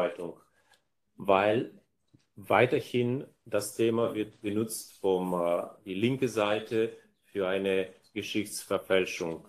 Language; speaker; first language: German; non-native, fluent; Bulgarian